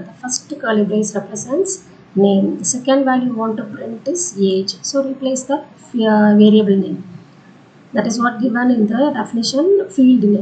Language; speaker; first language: English; non-native, local second language; Tamil